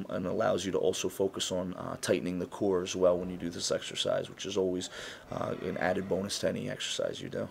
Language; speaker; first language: English; native; English